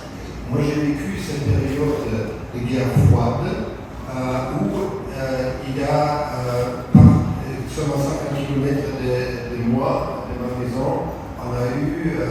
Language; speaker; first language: French; non-native, fluent; German